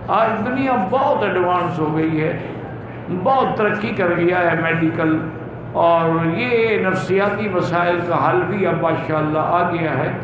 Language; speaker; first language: Urdu; native; Urdu